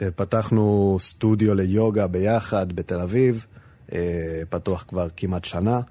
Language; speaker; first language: Hebrew; non-native, fluent; Spanish